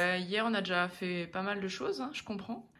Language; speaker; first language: French; native; French